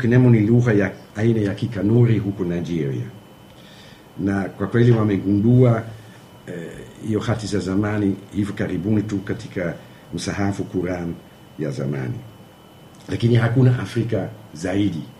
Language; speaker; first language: Swahili; non-native, fluent; German